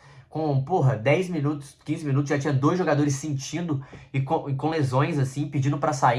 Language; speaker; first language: Portuguese; native; Portuguese